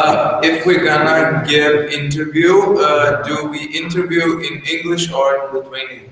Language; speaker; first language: English; non-native, fluent; Lithuanian